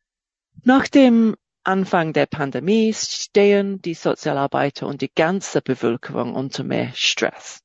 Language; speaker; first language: German; non-native, fluent; English